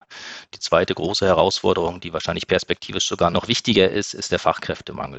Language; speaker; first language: German; native; German